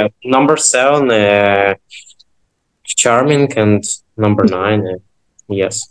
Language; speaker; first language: English; non-native, learner; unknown